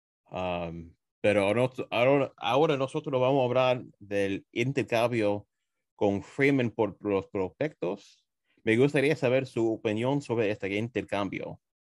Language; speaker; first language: Spanish; early bilingual, other home language; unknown